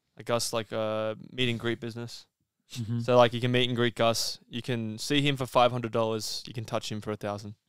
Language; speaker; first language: English; native; English